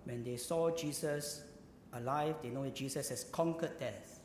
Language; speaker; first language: English; non-native, local second language; Chinese